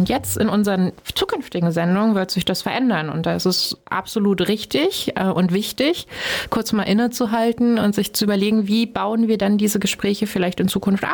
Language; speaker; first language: German; native; German